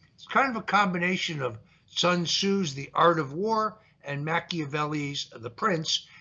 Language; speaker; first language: English; early bilingual, other home language; Italian